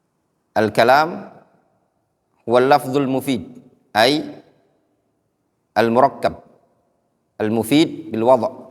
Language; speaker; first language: Arabic; non-native, fluent; Indonesian